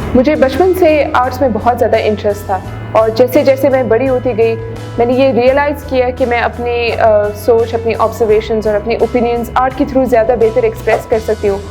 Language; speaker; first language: Urdu; non-native, local second language; Pashto